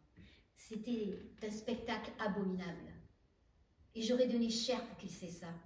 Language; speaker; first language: French; native; French